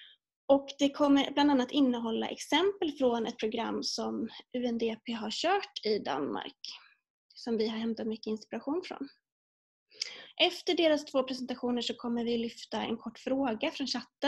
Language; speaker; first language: Swedish; native; Swedish